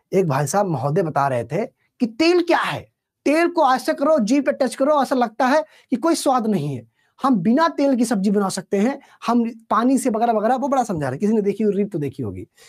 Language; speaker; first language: Hindi; native; Hindi